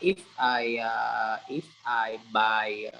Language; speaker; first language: English; non-native, learner; Vietnamese